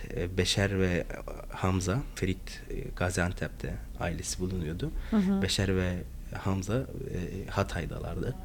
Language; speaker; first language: Turkish; non-native, fluent; Arabic